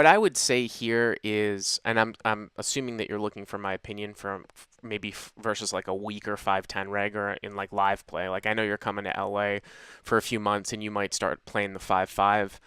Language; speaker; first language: English; native; English